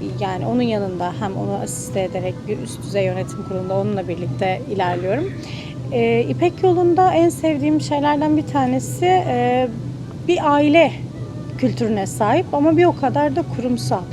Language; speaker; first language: Turkish; native; Turkish